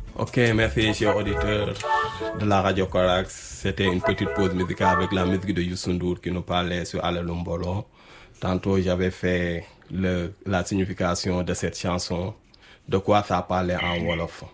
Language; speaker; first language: French; non-native, local second language; Wolof